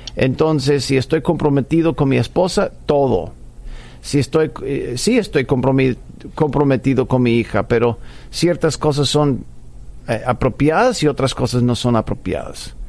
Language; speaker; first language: Spanish; non-native, fluent; English